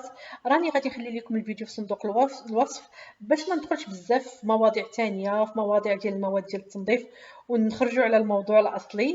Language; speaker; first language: Arabic; native; Arabic